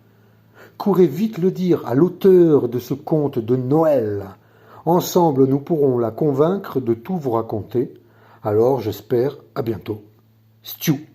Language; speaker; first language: French; native; French